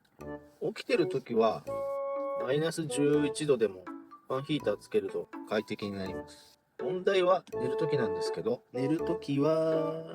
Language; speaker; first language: Japanese; native; Japanese